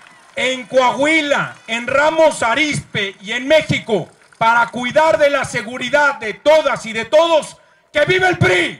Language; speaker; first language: Spanish; native; Spanish